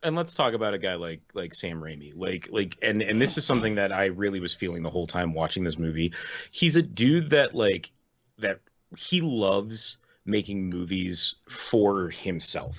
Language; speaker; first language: English; native; English